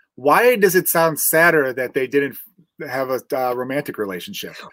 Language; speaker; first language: English; native; English